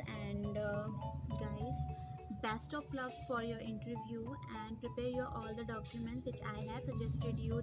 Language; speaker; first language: English; non-native, local second language; Hindi